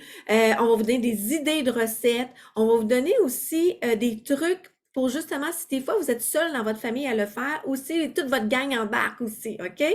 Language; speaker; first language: French; native; French